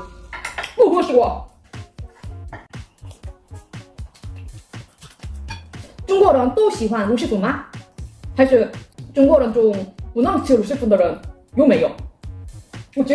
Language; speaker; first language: Chinese; non-native, learner; Korean